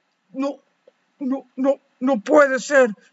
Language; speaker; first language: Spanish; native; Spanish